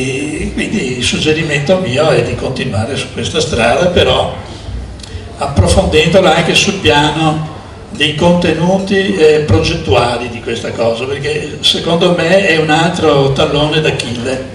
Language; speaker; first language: Italian; native; Italian